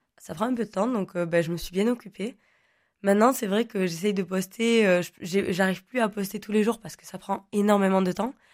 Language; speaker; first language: French; native; French